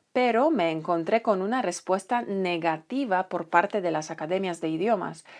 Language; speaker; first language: Spanish; non-native, fluent; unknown